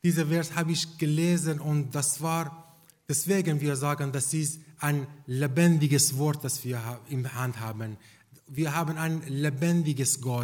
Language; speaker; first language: German; non-native, fluent; Persian